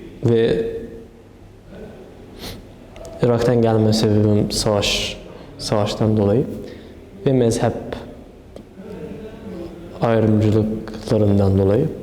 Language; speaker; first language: Turkish; early bilingual, other home language; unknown